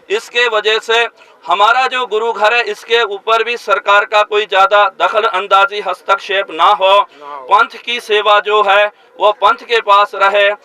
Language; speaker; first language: Hindi; non-native, local second language; Punjabi